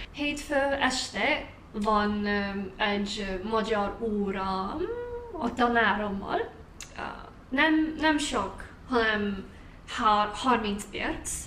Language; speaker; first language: Hungarian; non-native, learner; English